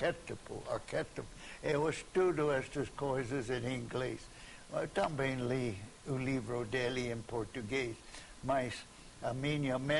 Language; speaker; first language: Portuguese; non-native, fluent; English